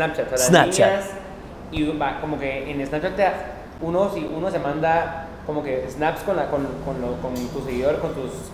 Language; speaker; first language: Spanish; native; Spanish